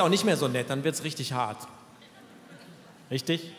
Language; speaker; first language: German; native; German